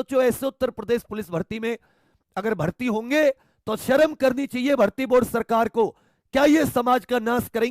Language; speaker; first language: Hindi; native; Hindi